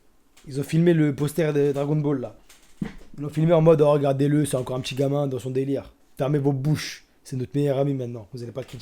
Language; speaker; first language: French; native; French